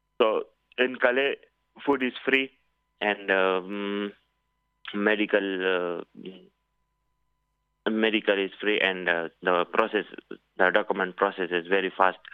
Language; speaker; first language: English; non-native, learner; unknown